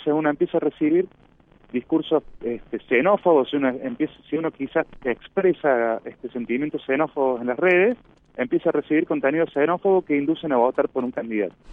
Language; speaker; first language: Spanish; native; Spanish